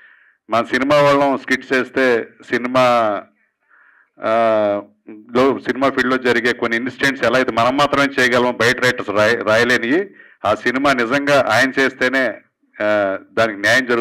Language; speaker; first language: Telugu; native; Telugu